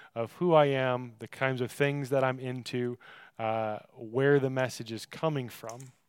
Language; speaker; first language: English; native; English